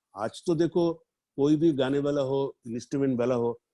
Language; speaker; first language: Hindi; non-native, local second language; Bangla